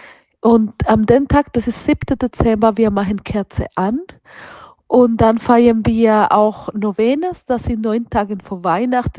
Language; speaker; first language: German; non-native, fluent; Spanish